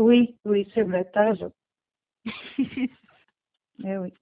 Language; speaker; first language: French; non-native, learner; Portuguese